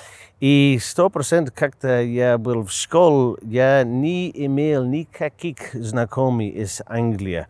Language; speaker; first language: Russian; non-native, learner; English